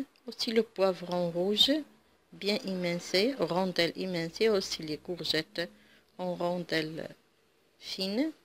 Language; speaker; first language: French; non-native, local second language; Arabic